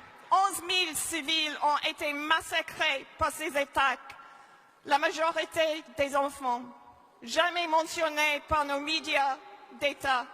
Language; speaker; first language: French; non-native, fluent; English